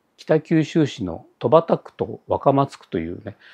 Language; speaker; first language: Japanese; native; Japanese